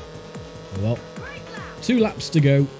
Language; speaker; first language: English; native; English